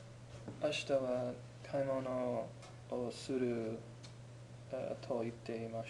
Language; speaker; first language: Japanese; non-native, learner; English